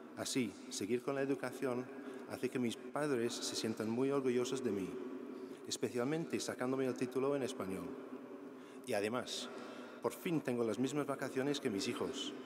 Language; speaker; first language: Spanish; non-native, fluent; English